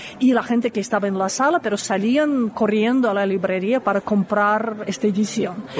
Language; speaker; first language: Spanish; native; Spanish